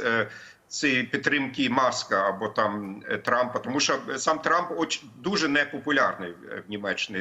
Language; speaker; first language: Ukrainian; non-native, fluent; German